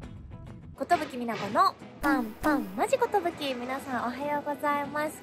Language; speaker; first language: Japanese; native; Japanese